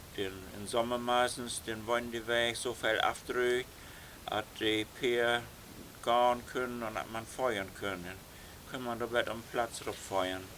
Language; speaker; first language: German; non-native, local second language; Low German